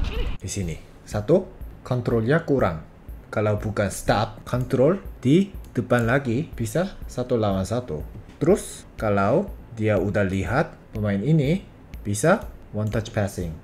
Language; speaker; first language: Indonesian; non-native, fluent; Korean